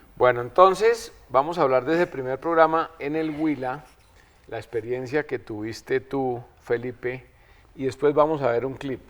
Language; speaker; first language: Spanish; native; Spanish